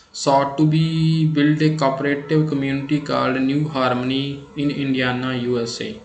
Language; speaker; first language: English; non-native, local second language; Punjabi